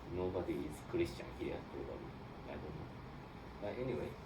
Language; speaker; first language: English; non-native, learner; Japanese